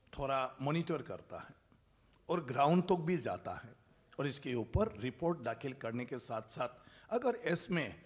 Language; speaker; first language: Hindi; non-native, local second language; Bodo